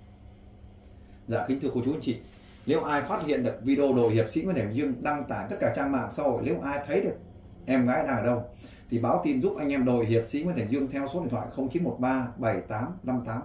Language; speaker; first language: Vietnamese; native; Vietnamese